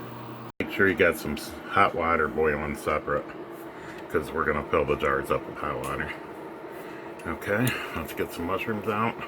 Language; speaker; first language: English; native; English